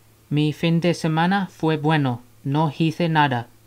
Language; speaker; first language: Spanish; non-native, learner; English